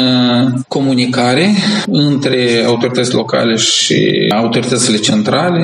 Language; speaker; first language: Romanian; native; Romanian